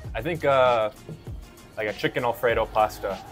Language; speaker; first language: English; native; English